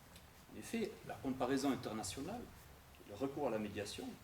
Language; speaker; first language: French; native; French